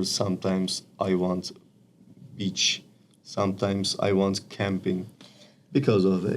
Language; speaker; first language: English; non-native, learner; Turkish